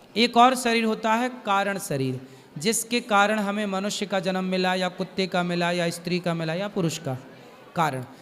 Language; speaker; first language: Hindi; native; Hindi